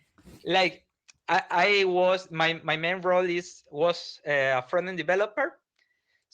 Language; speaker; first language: English; non-native, learner; Spanish